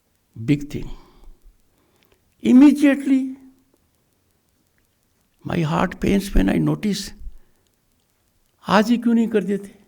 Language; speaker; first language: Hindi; native; Hindi